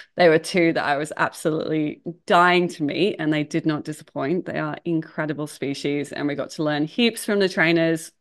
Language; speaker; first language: English; native; English